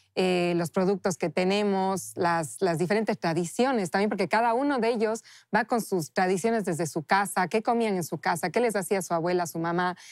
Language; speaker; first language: Spanish; native; Spanish